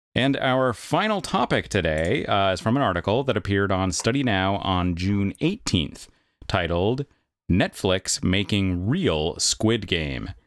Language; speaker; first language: English; native; English